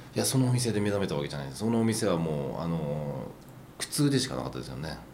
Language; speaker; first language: Japanese; native; Japanese